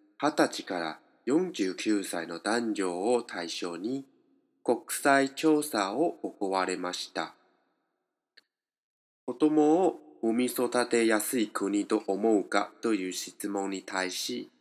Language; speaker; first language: Japanese; non-native, fluent; Chinese